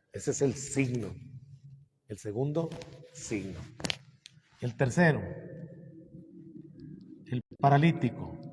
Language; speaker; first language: Spanish; native; Spanish